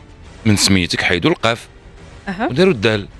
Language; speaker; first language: Arabic; native; Arabic